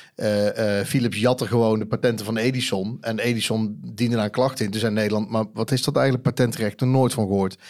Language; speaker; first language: Dutch; native; Dutch